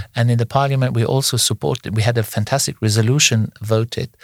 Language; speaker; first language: English; non-native, fluent; Luxembourgish